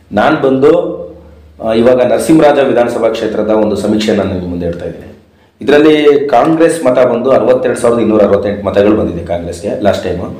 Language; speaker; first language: Kannada; non-native, local second language; Urdu